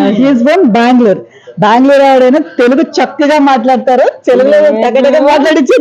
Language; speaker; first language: Telugu; native; Telugu